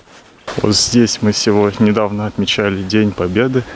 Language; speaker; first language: Russian; native; Russian